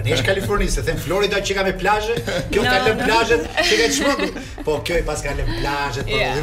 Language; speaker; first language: Albanian; native; Albanian